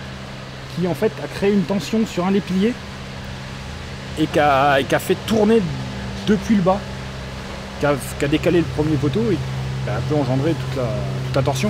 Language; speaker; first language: French; native; French